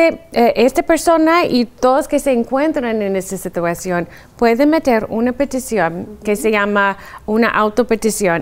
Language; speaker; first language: Spanish; non-native, fluent; English